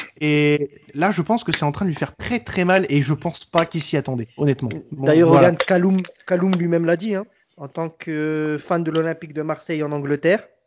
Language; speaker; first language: French; native; French